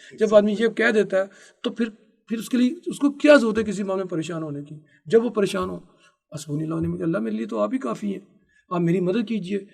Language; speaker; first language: Urdu; non-native, local second language; Punjabi